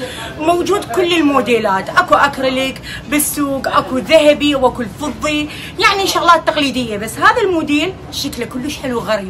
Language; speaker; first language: Arabic; native; Arabic